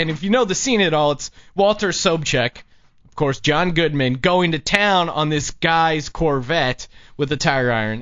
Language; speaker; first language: English; native; English